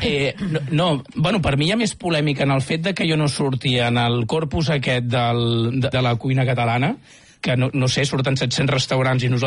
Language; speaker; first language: Catalan; native; Catalan